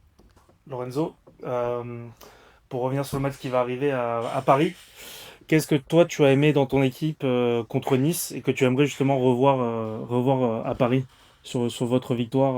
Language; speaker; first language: French; native; French